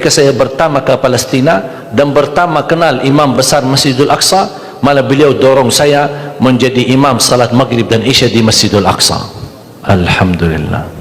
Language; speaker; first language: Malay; non-native, fluent; Arabic